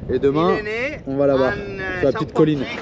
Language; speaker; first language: French; native; French